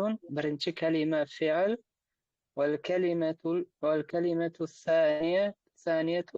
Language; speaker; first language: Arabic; non-native, learner; Uzbek